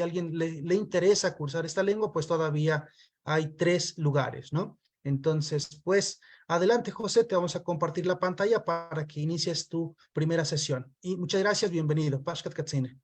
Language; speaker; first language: Spanish; non-native, local second language; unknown